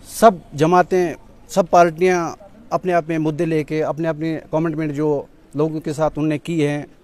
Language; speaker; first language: Hindi; non-native, local second language; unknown